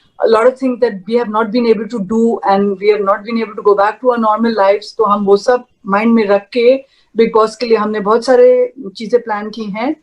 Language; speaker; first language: Hindi; native; Hindi